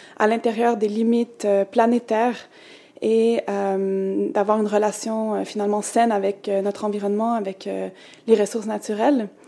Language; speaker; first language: French; native; French